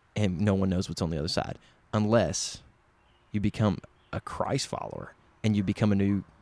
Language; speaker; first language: English; native; English